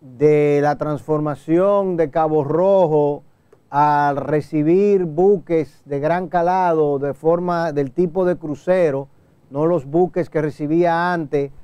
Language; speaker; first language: Spanish; native; Spanish